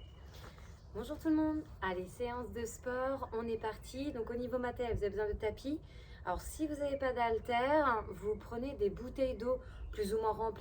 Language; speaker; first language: French; native; French